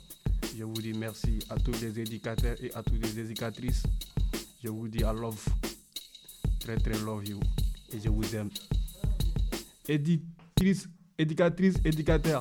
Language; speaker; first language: French; non-native, learner; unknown